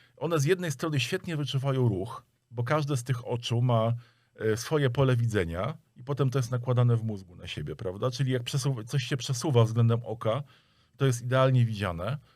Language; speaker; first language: Polish; native; Polish